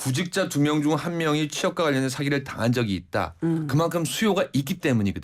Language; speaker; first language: Korean; native; Korean